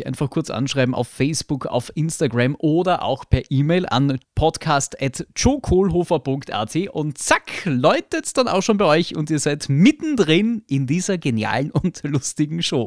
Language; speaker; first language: German; native; German